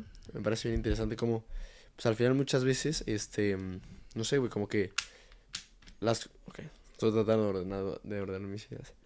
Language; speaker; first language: Spanish; native; Spanish